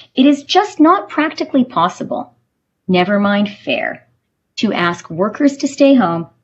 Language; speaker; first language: English; native; English